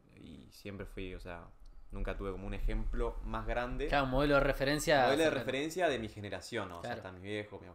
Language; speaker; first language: Spanish; native; Spanish